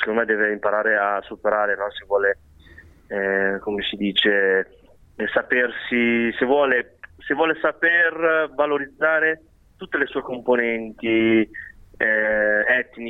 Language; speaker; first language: Italian; early bilingual, other home language; Chinese